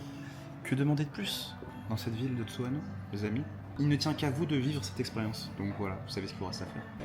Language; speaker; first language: French; native; French